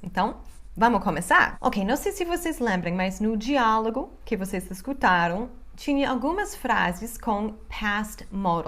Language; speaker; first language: Portuguese; non-native, fluent; English